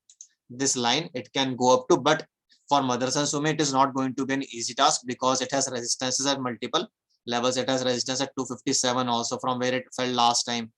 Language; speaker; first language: English; non-native, local second language; Hindi